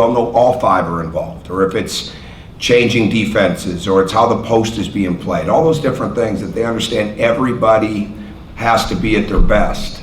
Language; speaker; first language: English; native; English